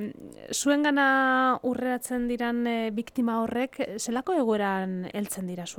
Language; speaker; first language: Basque; native; Basque